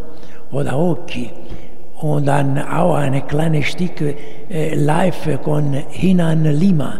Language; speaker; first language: German; non-native, fluent; Italian